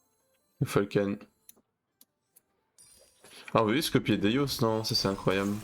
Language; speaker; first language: French; native; French